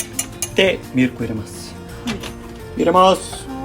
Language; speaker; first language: Japanese; non-native, learner; Serbian